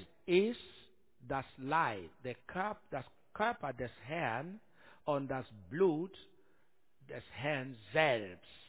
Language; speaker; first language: German; non-native, learner; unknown